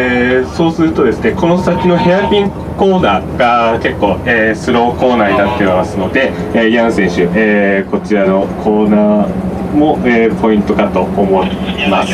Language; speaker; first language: Japanese; native; Japanese